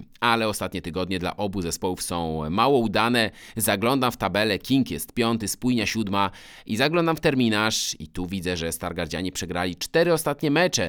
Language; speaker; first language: Polish; native; Polish